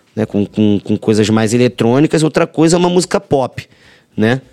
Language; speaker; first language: Portuguese; native; Portuguese